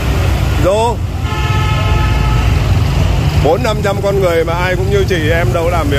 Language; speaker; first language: Vietnamese; native; Vietnamese